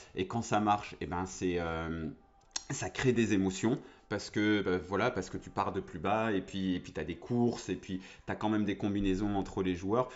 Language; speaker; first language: French; native; French